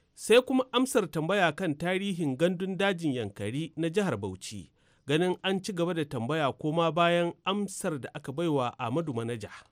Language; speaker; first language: Hausa; native; Hausa